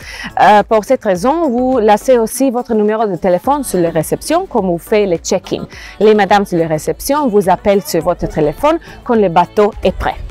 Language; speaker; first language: French; non-native, learner; Croatian